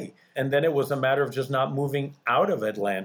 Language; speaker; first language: English; early bilingual, other home language; Spanish